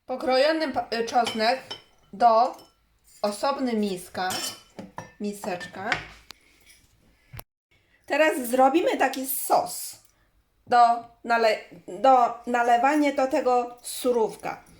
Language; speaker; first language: Polish; non-native, learner; Chinese